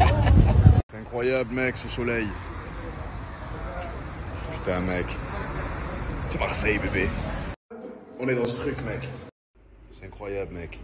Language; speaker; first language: French; native; French